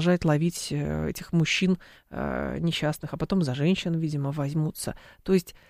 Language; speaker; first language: Russian; native; Russian